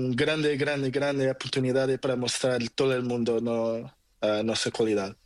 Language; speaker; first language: Spanish; non-native, learner; Portuguese